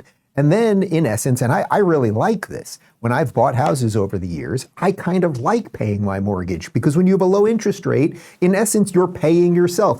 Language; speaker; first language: English; native; English